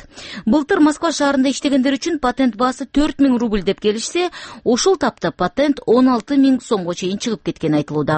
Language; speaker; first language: Kyrgyz; native; Kyrgyz